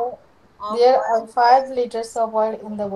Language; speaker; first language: English; non-native, learner; Bangla